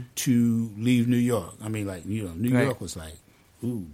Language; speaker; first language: English; native; English